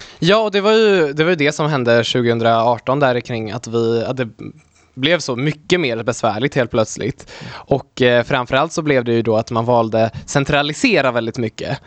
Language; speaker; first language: Swedish; early bilingual, other home language; Polish